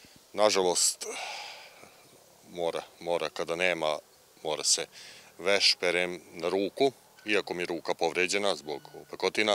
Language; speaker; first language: Serbian; native; Serbian